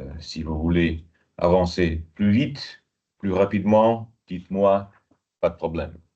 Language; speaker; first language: French; non-native, fluent; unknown